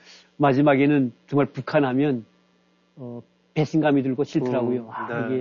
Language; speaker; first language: Korean; native; Korean